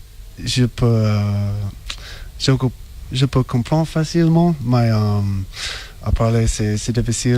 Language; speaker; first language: French; non-native, learner; English